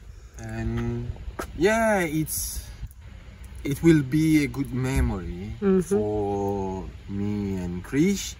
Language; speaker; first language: English; non-native, fluent; Italian